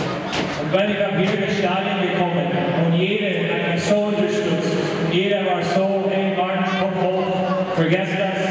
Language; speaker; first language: German; non-native, learner; English